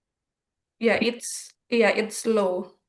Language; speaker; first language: English; non-native, fluent; Indonesian